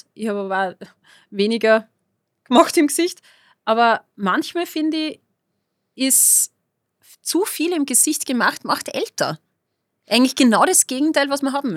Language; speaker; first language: German; native; German